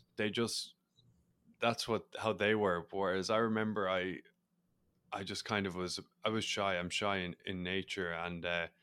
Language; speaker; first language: English; native; English